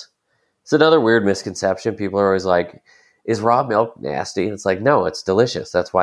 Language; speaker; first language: English; native; English